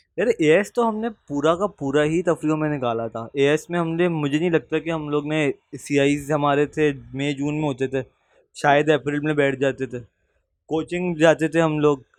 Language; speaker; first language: Urdu; native; Urdu